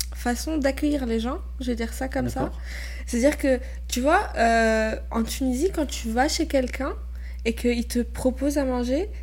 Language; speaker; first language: French; non-native, local second language; Arabic